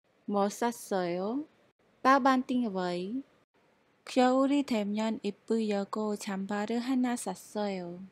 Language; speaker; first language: Korean; non-native, fluent; Khmer